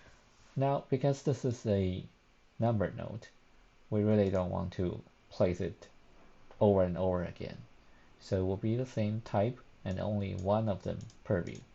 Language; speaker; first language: English; non-native, fluent; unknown